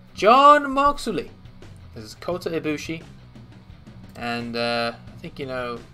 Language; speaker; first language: English; native; English